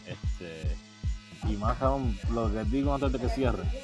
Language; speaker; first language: Spanish; native; Spanish